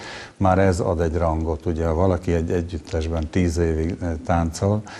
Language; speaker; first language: Hungarian; native; Hungarian